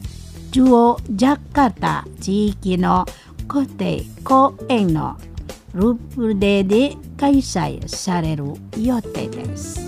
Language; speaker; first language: Japanese; non-native, learner; Indonesian